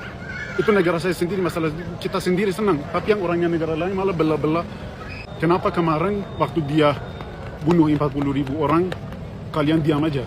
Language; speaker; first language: Indonesian; non-native, learner; Persian